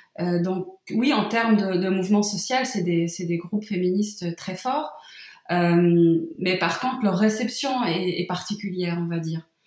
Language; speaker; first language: French; non-native, local second language; Arabic